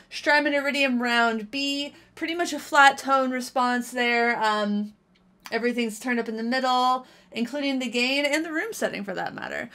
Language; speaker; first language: English; native; English